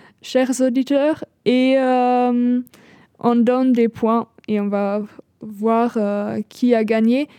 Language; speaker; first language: French; non-native, fluent; German